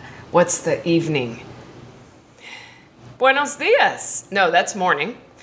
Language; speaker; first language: English; native; English